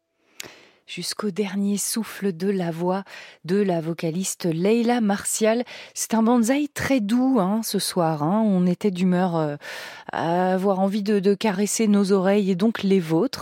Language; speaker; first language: French; native; French